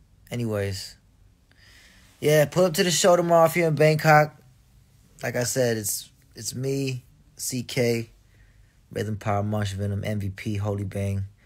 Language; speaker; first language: English; early bilingual, other home language; Korean